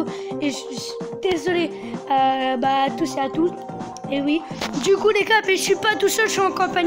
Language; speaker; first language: French; native; French